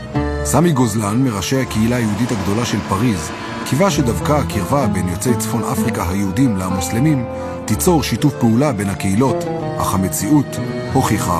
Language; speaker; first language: Hebrew; native; Hebrew